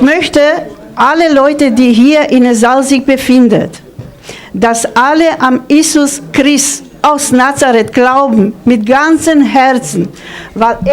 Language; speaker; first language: German; non-native, learner; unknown